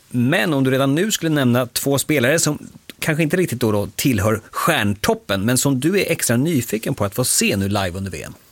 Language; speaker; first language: Swedish; native; Swedish